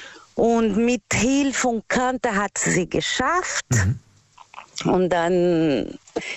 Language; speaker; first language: German; non-native, learner; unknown